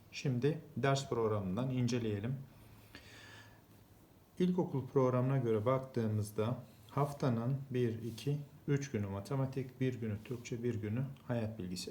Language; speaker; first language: Turkish; native; Turkish